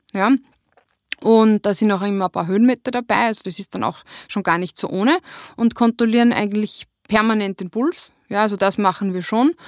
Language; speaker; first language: German; native; German